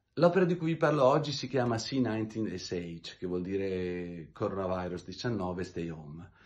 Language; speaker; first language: Italian; native; Italian